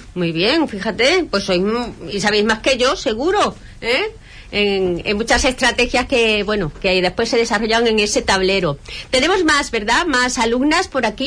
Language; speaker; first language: Spanish; native; Spanish